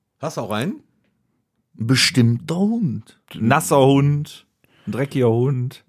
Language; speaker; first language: German; native; German